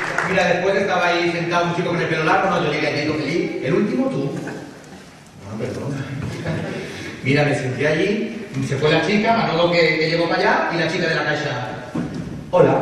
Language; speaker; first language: Spanish; native; Spanish